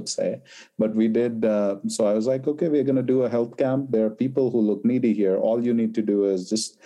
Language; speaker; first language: English; non-native, local second language; Hindi